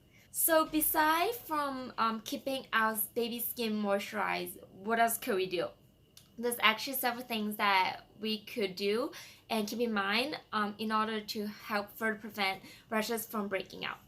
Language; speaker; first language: English; non-native, fluent; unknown